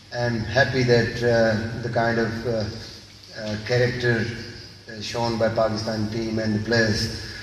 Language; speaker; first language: English; non-native, local second language; Urdu